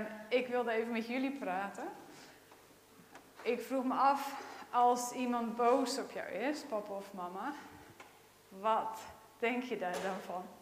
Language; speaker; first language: Dutch; native; Dutch